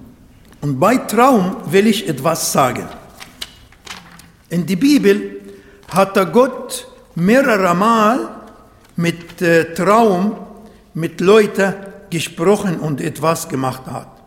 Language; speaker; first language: German; non-native, learner; Arabic